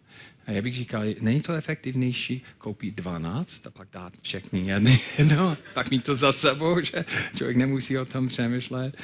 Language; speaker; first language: Czech; non-native, fluent; English